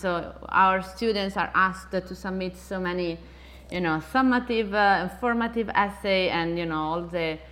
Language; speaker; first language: English; non-native, fluent; Italian